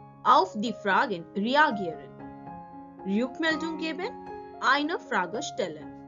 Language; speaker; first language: German; non-native, fluent; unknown